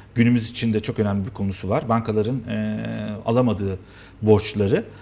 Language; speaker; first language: Turkish; native; Turkish